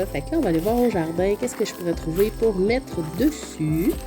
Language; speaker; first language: French; native; French